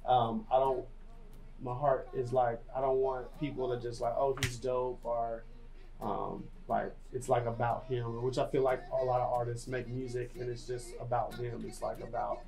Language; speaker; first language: English; native; English